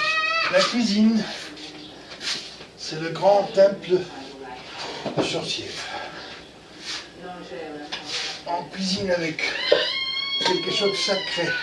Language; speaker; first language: French; non-native, fluent; Spanish